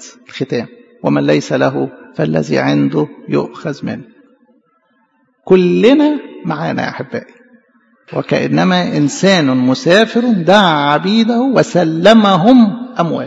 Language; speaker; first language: Arabic; native; Arabic